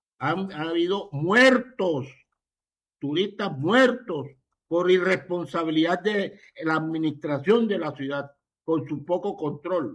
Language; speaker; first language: Spanish; native; Spanish